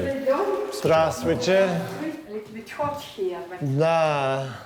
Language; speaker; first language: Russian; non-native, learner; English